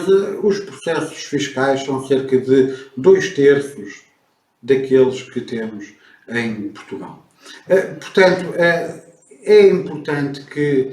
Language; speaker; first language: Portuguese; native; Portuguese